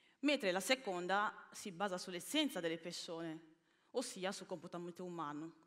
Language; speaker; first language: Italian; early bilingual, other home language; Bini